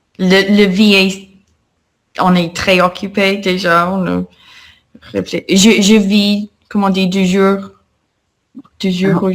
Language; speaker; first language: French; non-native, fluent; English